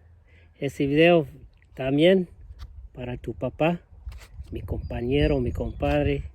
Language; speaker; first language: Spanish; non-native, fluent; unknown